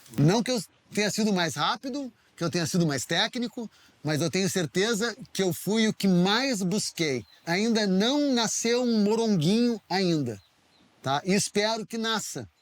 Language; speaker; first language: Portuguese; native; Portuguese